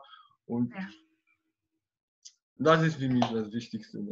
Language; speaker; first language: German; non-native, fluent; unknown